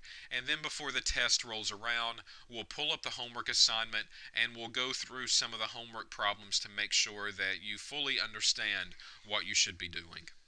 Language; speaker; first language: English; native; English